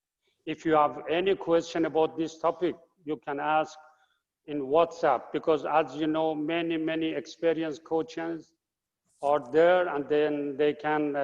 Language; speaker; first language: English; non-native, fluent; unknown